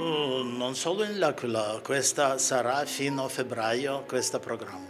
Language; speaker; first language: Italian; non-native, learner; Russian